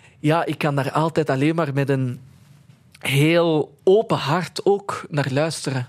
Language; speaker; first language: Dutch; early bilingual, other home language; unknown